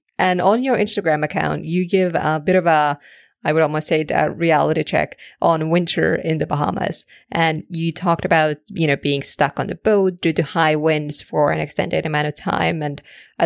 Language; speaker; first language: English; native; English